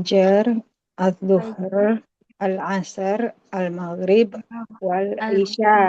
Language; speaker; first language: Arabic; non-native, learner; Indonesian